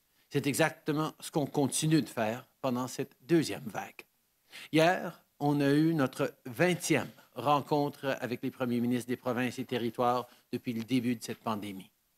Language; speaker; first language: French; early bilingual, heritage; French